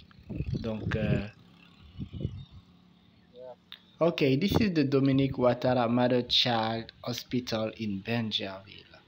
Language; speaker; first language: English; non-native, fluent; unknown